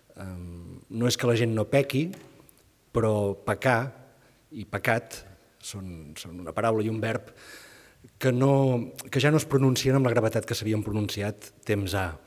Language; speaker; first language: Catalan; native; Catalan